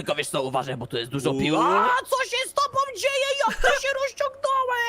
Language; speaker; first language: Polish; native; Polish